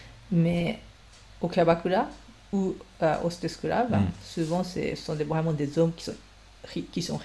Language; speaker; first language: French; non-native, fluent; Japanese